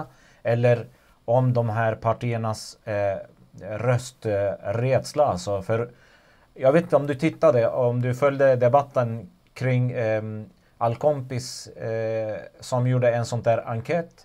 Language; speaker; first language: Swedish; non-native, fluent; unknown